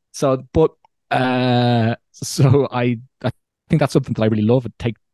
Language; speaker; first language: English; native; English